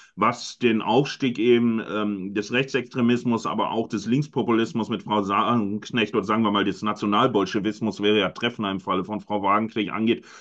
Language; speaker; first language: German; native; German